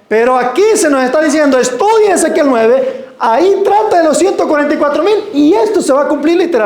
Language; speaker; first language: Spanish; native; Spanish